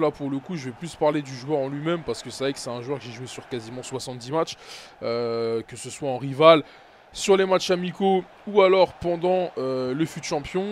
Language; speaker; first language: French; native; French